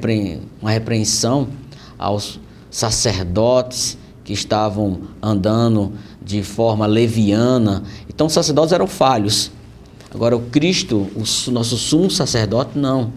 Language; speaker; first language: Portuguese; native; Portuguese